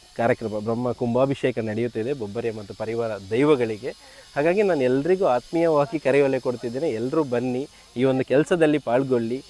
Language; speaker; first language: Kannada; non-native, local second language; Tulu